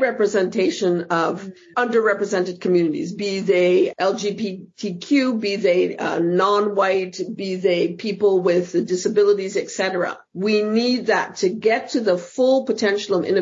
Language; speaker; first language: English; native; English